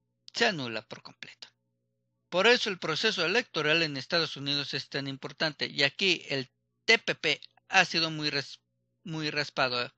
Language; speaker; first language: Spanish; native; Spanish